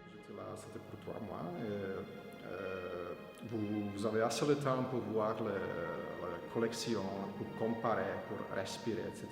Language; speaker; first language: French; non-native, fluent; Slovak